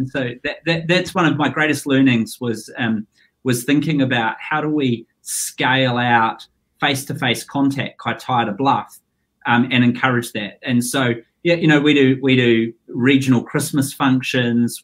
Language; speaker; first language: English; native; English